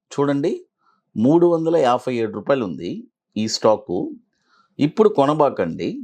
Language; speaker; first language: Telugu; native; Telugu